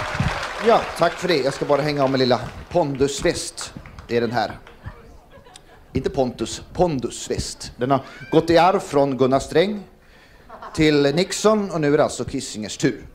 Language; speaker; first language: Swedish; native; Swedish